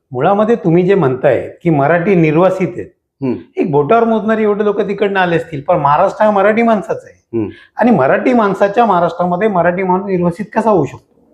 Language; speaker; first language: Marathi; native; Marathi